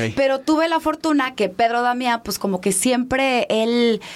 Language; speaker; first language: Spanish; native; Spanish